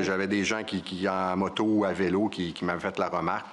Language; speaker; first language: French; native; French